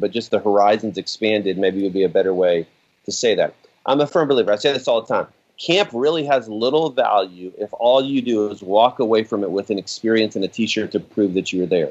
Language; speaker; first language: English; native; English